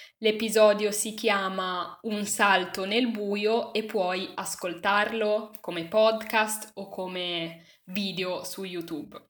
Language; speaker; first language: Italian; native; Italian